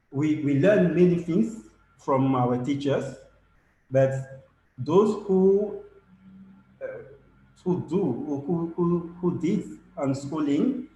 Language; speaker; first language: English; non-native, learner; French